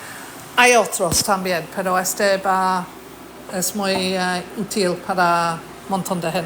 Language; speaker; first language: Spanish; non-native, fluent; English